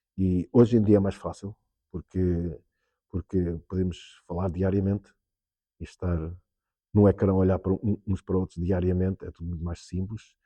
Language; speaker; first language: Portuguese; early bilingual, heritage; Portuguese